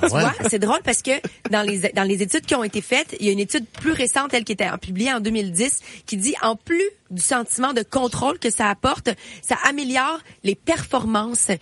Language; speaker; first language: French; native; French